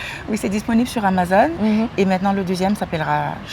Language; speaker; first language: French; non-native, fluent; English